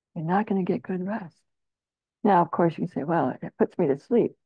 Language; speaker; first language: English; native; English